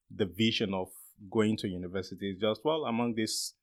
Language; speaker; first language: English; non-native, local second language; Yoruba